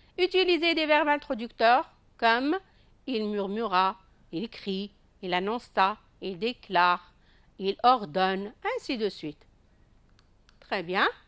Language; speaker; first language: French; non-native, local second language; Arabic